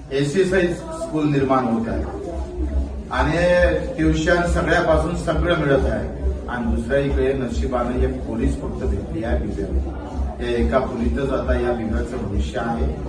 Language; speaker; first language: Marathi; native; Marathi